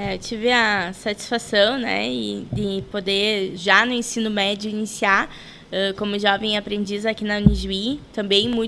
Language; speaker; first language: Portuguese; native; Portuguese